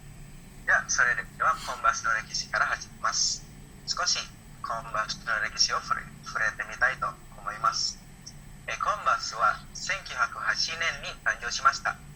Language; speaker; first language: Japanese; non-native, learner; Indonesian